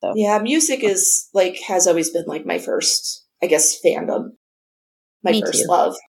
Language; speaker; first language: English; native; English